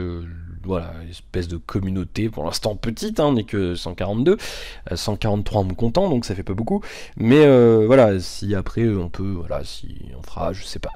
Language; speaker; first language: French; native; French